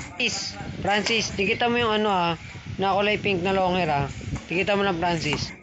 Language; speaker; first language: Filipino; native; Filipino